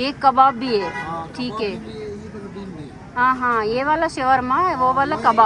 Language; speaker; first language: Hindi; non-native, local second language; Telugu